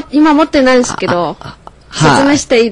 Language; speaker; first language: Japanese; non-native, fluent; Chinese